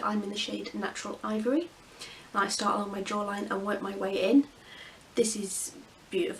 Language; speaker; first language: English; native; English